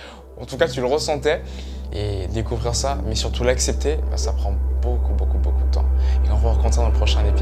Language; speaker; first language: French; non-native, local second language; Rundi